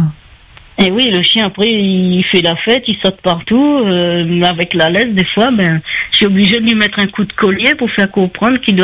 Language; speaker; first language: French; native; French